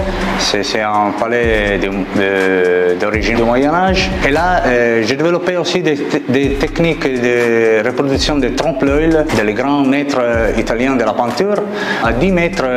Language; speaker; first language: French; non-native, fluent; Italian